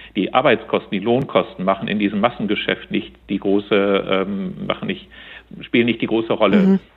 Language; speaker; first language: German; native; German